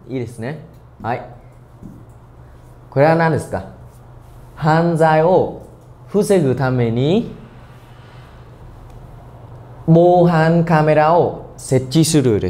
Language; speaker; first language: Japanese; non-native, fluent; Vietnamese